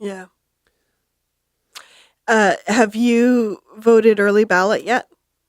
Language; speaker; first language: English; native; English